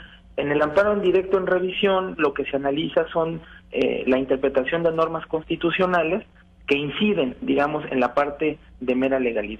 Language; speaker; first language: Spanish; native; Spanish